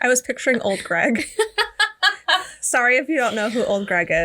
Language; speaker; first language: English; native; English